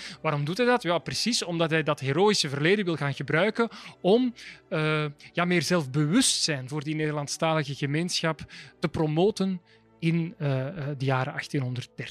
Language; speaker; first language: Dutch; native; Dutch